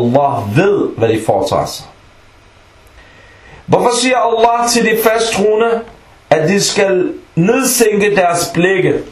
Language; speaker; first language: Danish; non-native, local second language; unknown